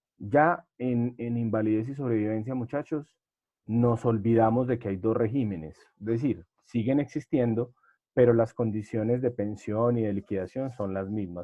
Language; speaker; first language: Spanish; native; Spanish